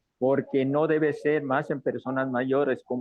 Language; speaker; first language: Spanish; native; Spanish